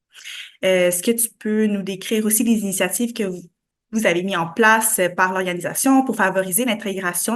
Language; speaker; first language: French; native; French